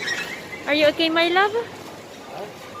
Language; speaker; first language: English; non-native, local second language; Filipino